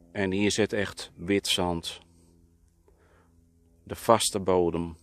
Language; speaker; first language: Dutch; native; Dutch